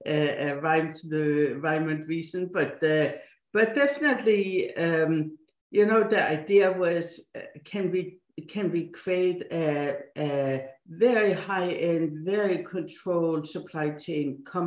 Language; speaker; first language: English; non-native, fluent; Danish